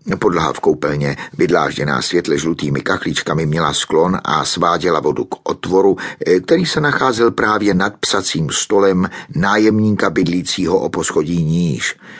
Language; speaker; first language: Czech; native; Czech